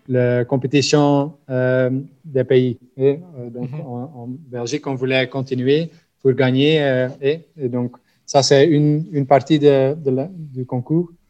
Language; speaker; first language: French; non-native, local second language; Dutch